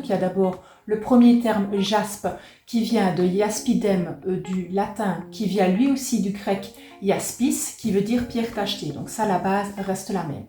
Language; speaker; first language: French; native; French